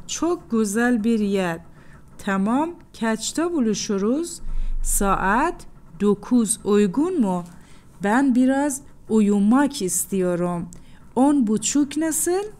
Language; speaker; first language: Turkish; non-native, fluent; Persian